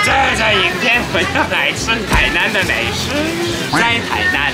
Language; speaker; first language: Chinese; non-native, fluent; French